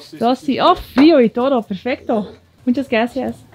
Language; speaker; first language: Spanish; non-native, learner; English